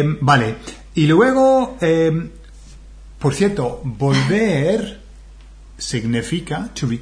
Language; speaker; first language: Spanish; non-native, fluent; English